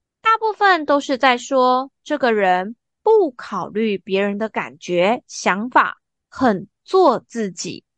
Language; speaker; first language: Chinese; native; Chinese